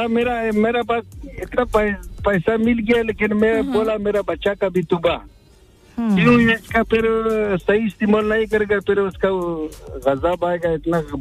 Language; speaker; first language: Hindi; non-native, local second language; Pashto